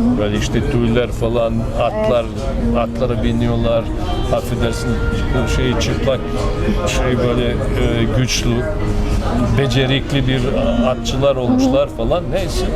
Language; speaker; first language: Turkish; non-native, fluent; Serbian